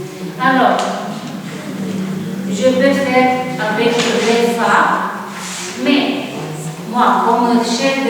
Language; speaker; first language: French; non-native, fluent; Italian